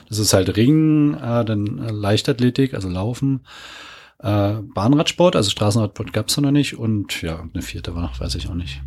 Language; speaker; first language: German; native; German